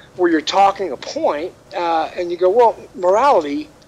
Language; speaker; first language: English; native; English